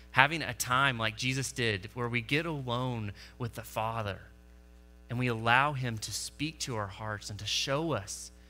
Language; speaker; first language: English; native; English